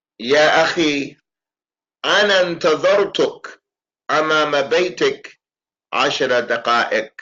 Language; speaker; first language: Arabic; non-native, fluent; English